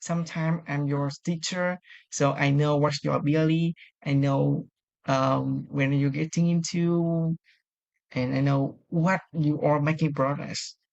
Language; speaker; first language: English; non-native, fluent; Vietnamese